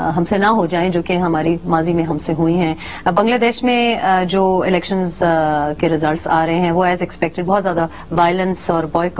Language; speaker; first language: Urdu; non-native, local second language; Pashto